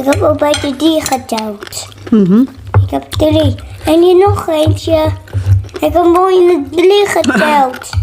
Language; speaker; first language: Dutch; non-native, learner; Thai